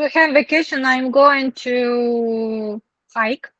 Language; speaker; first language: English; non-native, learner; Ukrainian